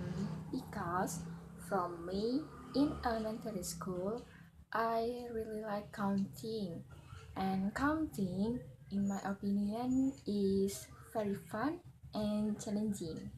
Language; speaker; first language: English; non-native, learner; Indonesian